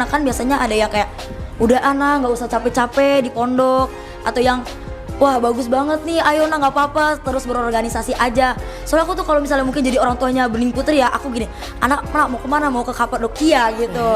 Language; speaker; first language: Indonesian; native; Indonesian